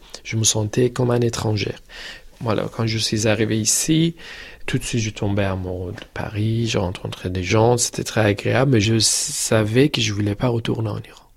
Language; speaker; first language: French; non-native, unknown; Persian